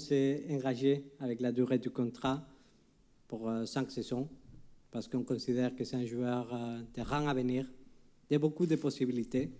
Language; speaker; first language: French; non-native, fluent; Spanish